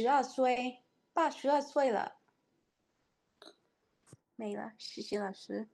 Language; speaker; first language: Chinese; non-native, learner; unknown